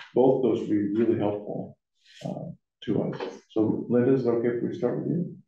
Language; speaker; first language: English; native; English